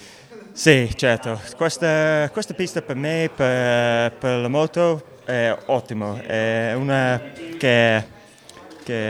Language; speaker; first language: Italian; non-native, learner; English